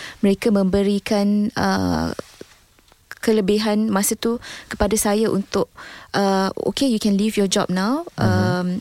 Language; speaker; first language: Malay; native; Malay